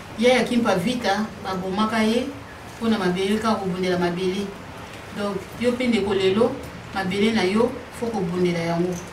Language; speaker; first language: Lingala; non-native, local second language; Kongo